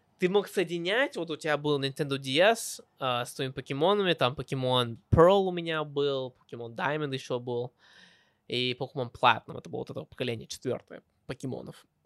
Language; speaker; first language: Russian; early bilingual, heritage; Russian